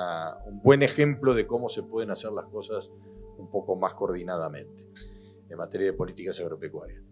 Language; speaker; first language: Spanish; native; Spanish